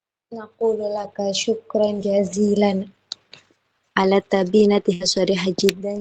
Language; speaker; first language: Arabic; non-native, learner; Indonesian